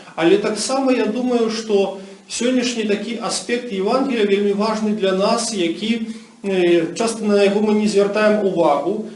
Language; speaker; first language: Belarusian; non-native, local second language; Russian